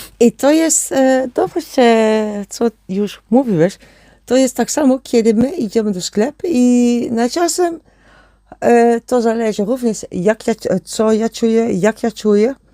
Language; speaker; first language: Polish; non-native, learner; German